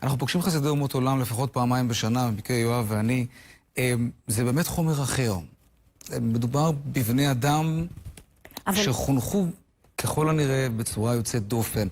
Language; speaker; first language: Hebrew; native; Hebrew